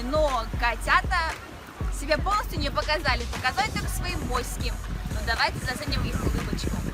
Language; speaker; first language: Russian; native; Russian